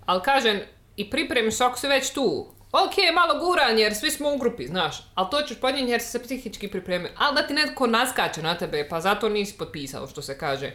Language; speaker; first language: Bosnian; native; Bosnian